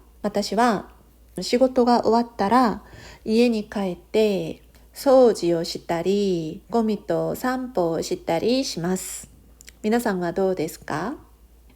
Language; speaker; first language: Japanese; non-native, fluent; Korean